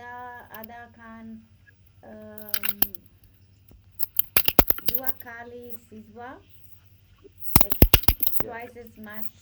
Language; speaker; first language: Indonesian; non-native, learner; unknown